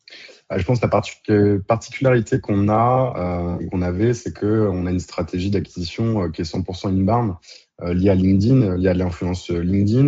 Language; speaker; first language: French; native; French